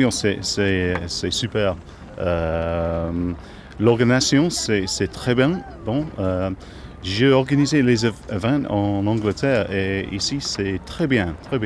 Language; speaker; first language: French; non-native, learner; English